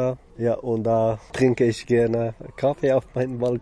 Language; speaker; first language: German; non-native, learner; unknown